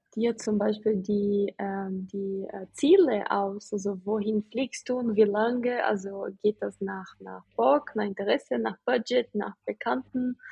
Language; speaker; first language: German; non-native, fluent; Portuguese